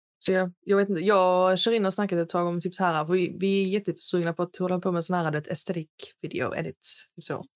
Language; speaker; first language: Swedish; non-native, fluent; Arabic